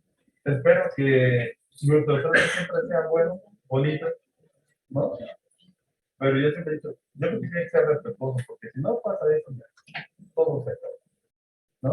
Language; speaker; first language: Spanish; native; Spanish